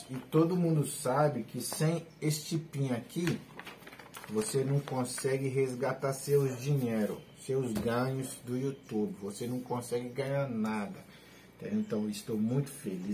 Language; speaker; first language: Portuguese; non-native, learner; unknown